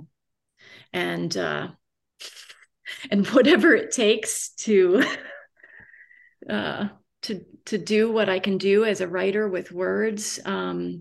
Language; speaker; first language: English; native; English